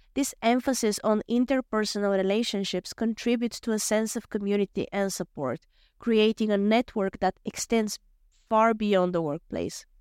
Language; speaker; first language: English; non-native, fluent; Bulgarian